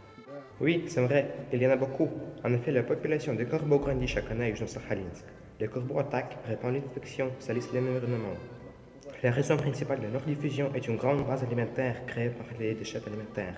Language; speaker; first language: French; non-native, learner; Russian